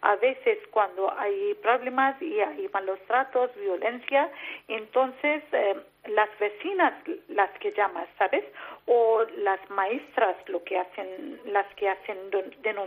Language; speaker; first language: Spanish; non-native, learner; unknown